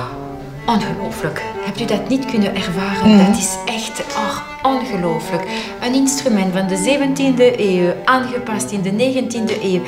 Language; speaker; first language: Dutch; non-native, local second language; French